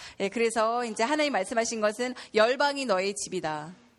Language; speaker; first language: Korean; native; Korean